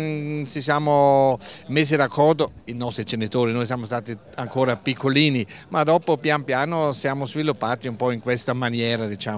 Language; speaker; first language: Italian; non-native, local second language; German